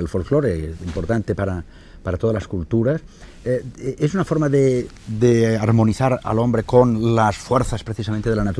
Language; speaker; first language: Spanish; native; Spanish